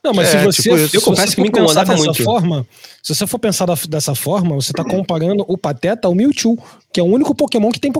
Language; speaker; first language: Portuguese; native; Portuguese